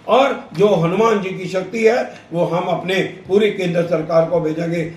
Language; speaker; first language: Hindi; non-native, local second language; Punjabi